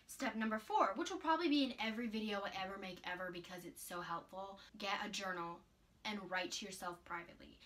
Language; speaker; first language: English; native; English